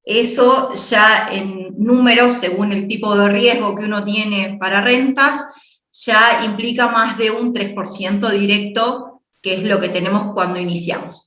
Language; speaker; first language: Spanish; native; Spanish